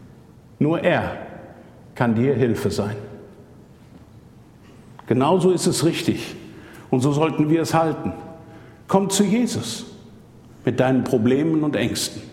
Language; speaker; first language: German; native; German